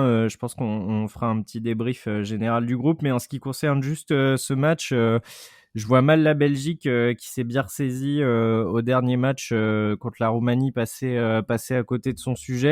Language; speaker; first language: French; native; French